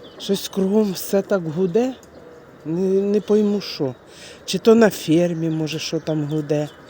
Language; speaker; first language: Ukrainian; native; Ukrainian